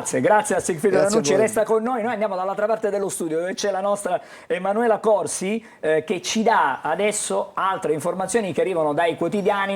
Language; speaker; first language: Italian; native; Italian